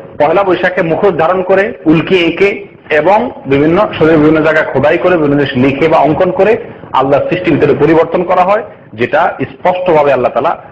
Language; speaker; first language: Bangla; native; Bangla